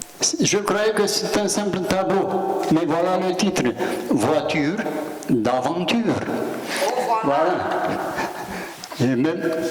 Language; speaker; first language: French; non-native, learner; Romanian